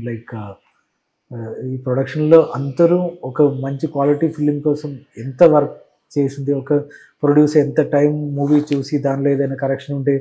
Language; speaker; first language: Telugu; non-native, learner; Malayalam